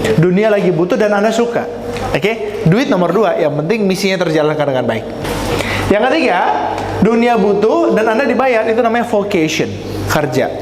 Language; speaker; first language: Indonesian; native; Indonesian